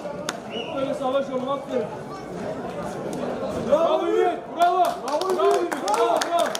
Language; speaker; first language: Turkish; native; Turkish